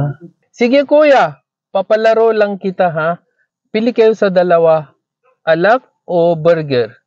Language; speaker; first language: Filipino; non-native, learner; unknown